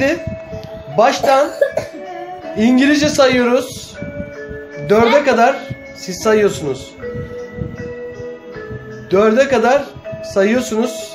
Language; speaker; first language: Turkish; native; Turkish